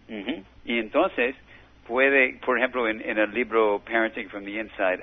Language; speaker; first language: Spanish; non-native, learner; English